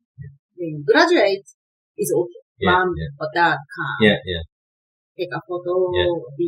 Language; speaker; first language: English; non-native, learner; Japanese